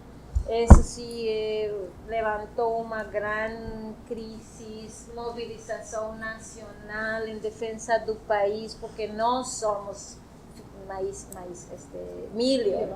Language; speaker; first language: Portuguese; non-native, fluent; Spanish